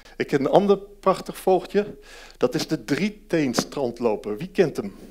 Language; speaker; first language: Dutch; early bilingual, heritage; Dutch